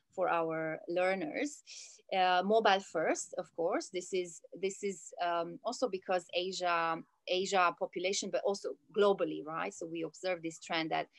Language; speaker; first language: English; non-native, fluent; Italian